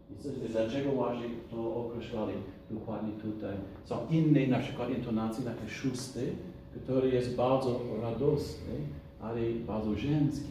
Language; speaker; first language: Polish; non-native, fluent; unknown